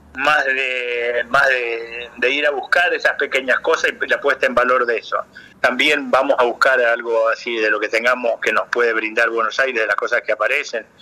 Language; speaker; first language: Spanish; native; Spanish